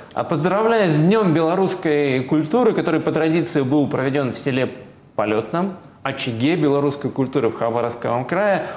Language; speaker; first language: Russian; native; Russian